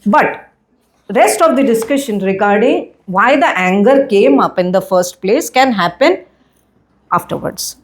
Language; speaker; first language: English; non-native, local second language; Hindi